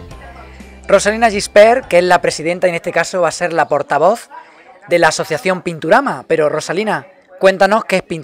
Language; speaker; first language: Spanish; native; Spanish